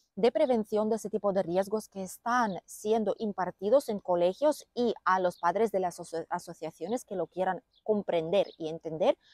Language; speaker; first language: Spanish; non-native, fluent; Lithuanian